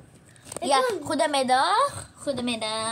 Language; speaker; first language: Dutch; early bilingual, other home language; Turkish